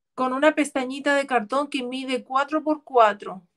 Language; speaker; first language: Spanish; native; Spanish